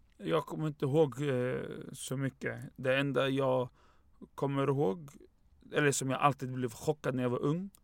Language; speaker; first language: Swedish; early bilingual, other home language; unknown